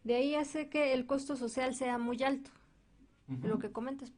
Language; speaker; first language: Spanish; native; Spanish